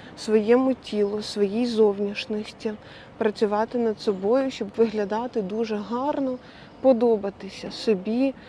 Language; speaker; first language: Ukrainian; non-native, local second language; Russian